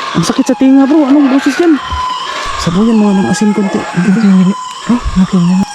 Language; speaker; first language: Filipino; native; Filipino